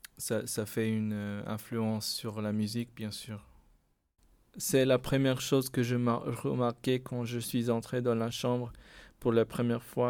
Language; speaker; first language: French; non-native, fluent; Spanish